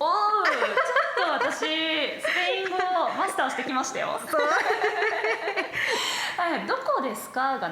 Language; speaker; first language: Japanese; native; Japanese